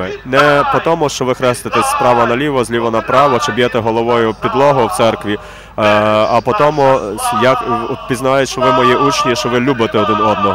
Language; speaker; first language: Ukrainian; native; Ukrainian